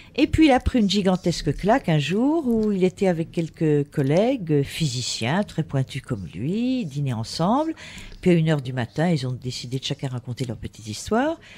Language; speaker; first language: French; native; French